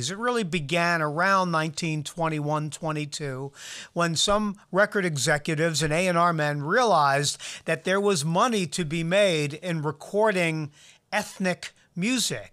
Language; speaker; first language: English; native; English